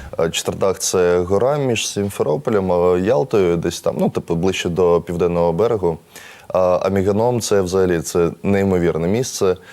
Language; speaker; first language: Ukrainian; non-native, local second language; Russian